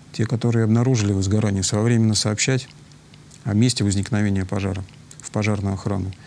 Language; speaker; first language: Russian; native; Russian